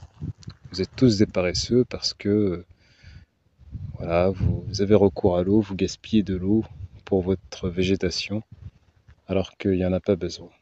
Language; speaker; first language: French; native; French